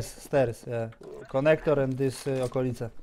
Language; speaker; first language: English; non-native, learner; Polish